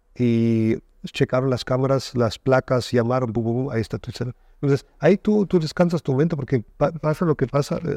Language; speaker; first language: Spanish; non-native, fluent; German